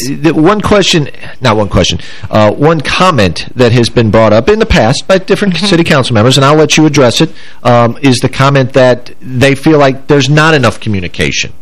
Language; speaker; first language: English; native; English